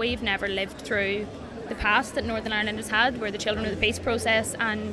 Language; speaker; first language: English; native; English